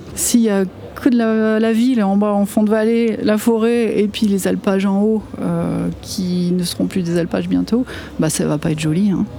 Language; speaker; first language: French; native; French